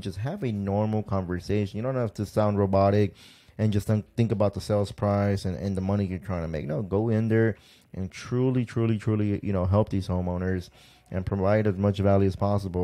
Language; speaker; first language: English; early bilingual, other home language; Spanish